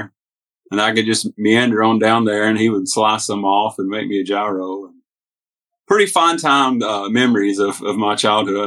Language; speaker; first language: English; native; English